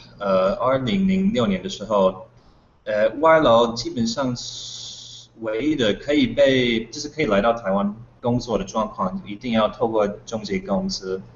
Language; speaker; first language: Chinese; non-native, fluent; English